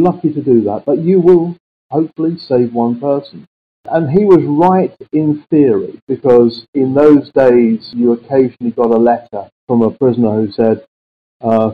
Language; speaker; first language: English; native; English